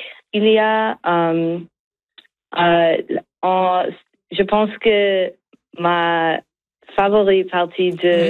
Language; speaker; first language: French; non-native, learner; English